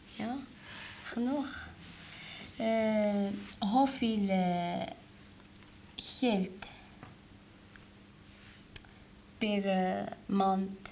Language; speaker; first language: Dutch; non-native, learner; Arabic